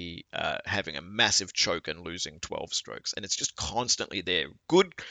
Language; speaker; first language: English; native; English